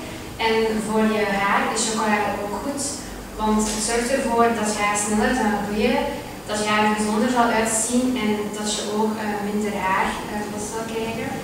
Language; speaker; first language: Dutch; native; Dutch